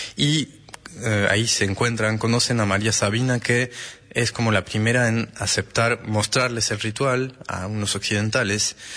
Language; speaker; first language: Spanish; non-native, fluent; French